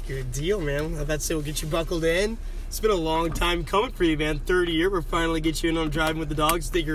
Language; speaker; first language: English; native; English